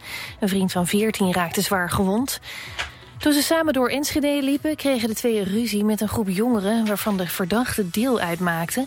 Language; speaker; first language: Dutch; native; Dutch